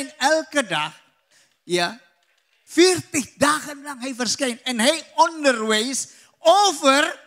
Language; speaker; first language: Dutch; non-native, learner; Indonesian